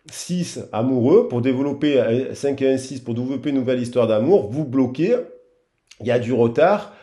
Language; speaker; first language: French; native; French